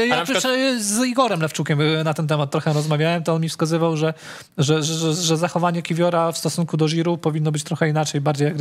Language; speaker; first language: Polish; native; Polish